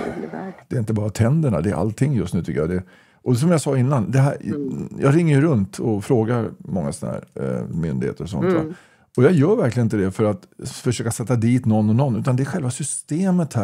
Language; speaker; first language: Swedish; native; Swedish